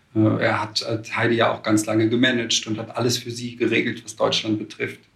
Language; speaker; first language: German; native; German